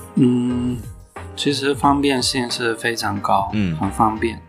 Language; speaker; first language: Chinese; non-native, fluent; Turkish